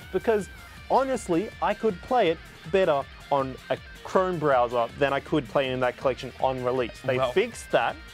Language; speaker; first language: English; native; English